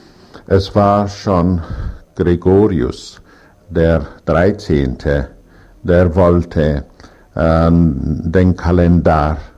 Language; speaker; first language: German; non-native, learner; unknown